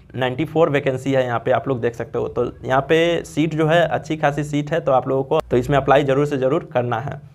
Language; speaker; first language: Hindi; native; Hindi